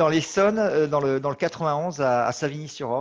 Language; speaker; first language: French; native; French